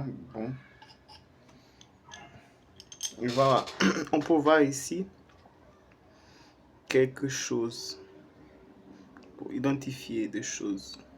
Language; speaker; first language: French; non-native, fluent; Portuguese